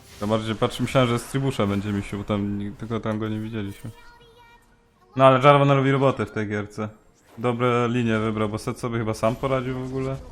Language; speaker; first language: Polish; native; Polish